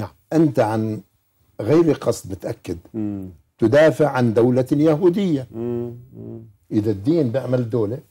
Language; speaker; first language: Arabic; native; Arabic